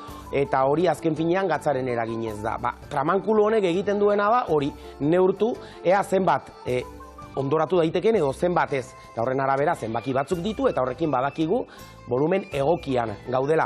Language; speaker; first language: Basque; native; Basque